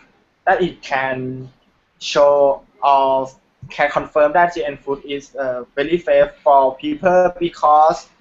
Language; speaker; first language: English; non-native, learner; Thai